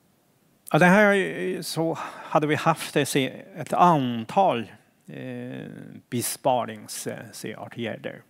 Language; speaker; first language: Swedish; non-native, fluent; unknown